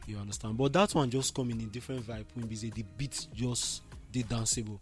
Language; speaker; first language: Nigerian Pidgin; native; Nigerian Pidgin